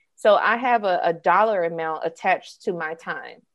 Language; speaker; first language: English; native; English